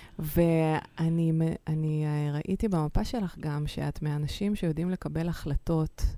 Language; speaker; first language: Hebrew; native; Hebrew